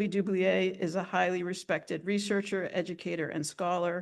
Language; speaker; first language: English; native; English